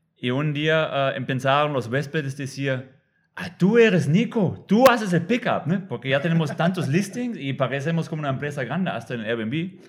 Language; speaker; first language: Spanish; non-native, fluent; German